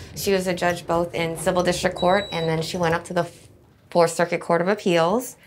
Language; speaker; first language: English; native; English